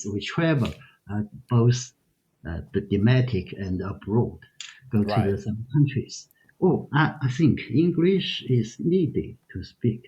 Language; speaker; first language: English; non-native, learner; Chinese